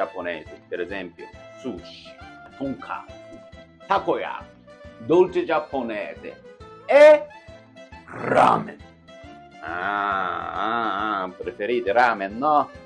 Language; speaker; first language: Italian; non-native, fluent; Japanese